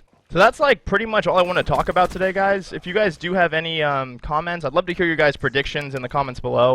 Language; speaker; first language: English; native; English